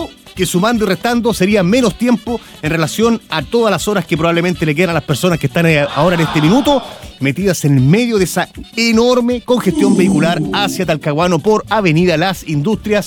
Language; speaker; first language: Spanish; native; Spanish